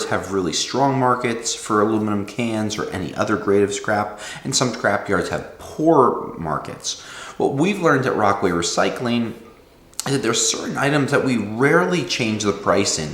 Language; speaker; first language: English; native; English